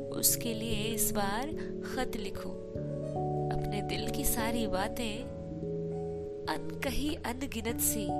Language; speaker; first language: Hindi; native; Hindi